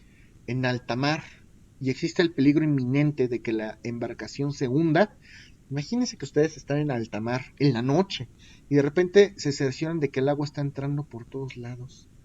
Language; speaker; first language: Spanish; native; Spanish